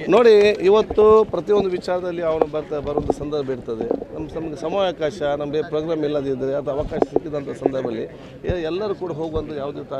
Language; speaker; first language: Kannada; non-native, local second language; Badaga